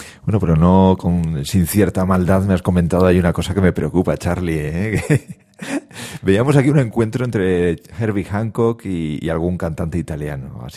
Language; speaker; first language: Spanish; native; Spanish